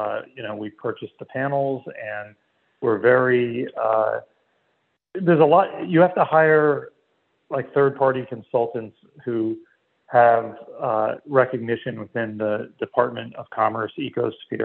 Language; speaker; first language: English; native; English